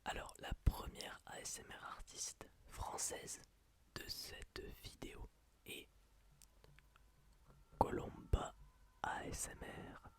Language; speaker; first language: French; native; French